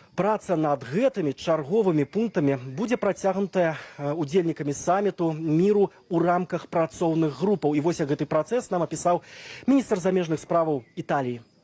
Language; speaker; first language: Belarusian; native; Belarusian